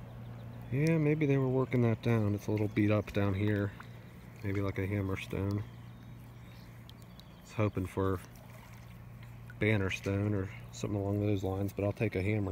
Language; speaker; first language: English; native; English